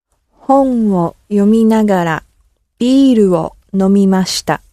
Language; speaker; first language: Japanese; non-native, learner; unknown